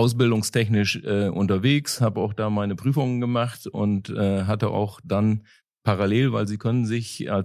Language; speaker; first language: German; native; German